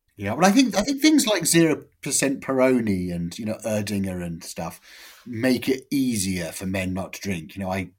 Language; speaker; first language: English; native; English